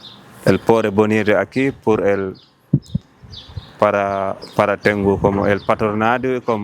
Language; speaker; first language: Spanish; non-native, learner; Fula